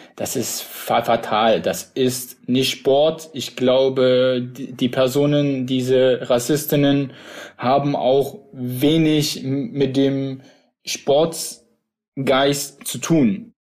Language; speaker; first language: German; native; German